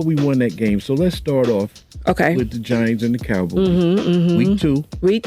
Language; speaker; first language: English; native; English